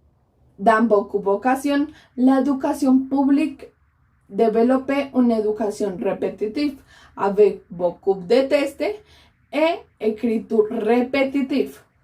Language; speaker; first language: French; non-native, learner; Spanish